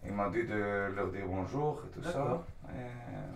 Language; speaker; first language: French; non-native, fluent; Greek